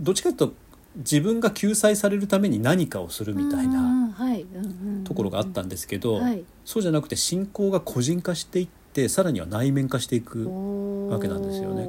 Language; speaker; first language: Japanese; native; Japanese